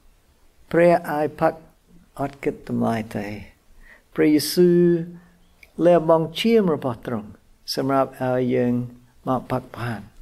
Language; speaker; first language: Khmer; non-native, fluent; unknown